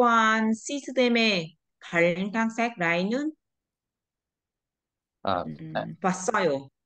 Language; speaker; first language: Korean; non-native, learner; Vietnamese